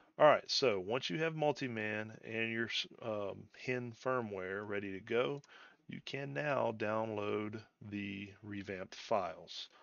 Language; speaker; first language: English; native; English